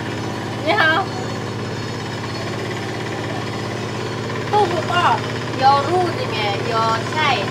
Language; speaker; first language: Chinese; non-native, fluent; Indonesian